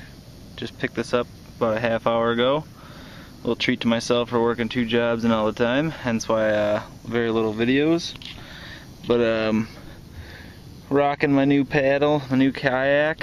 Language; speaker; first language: English; native; English